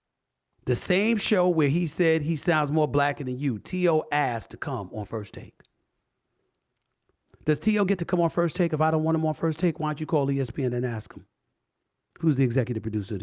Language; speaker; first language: English; native; English